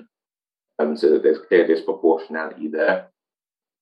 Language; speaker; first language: English; native; English